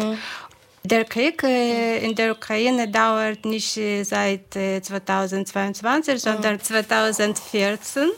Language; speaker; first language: German; non-native, fluent; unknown